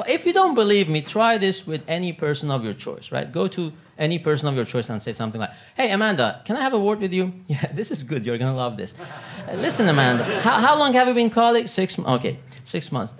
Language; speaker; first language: English; non-native, fluent; Italian